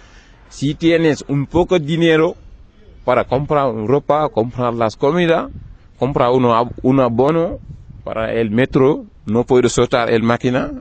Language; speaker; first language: Spanish; non-native, learner; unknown